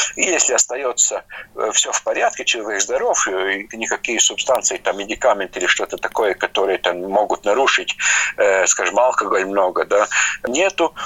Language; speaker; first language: Russian; non-native, local second language; Latvian